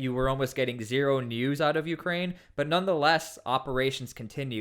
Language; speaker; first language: English; native; English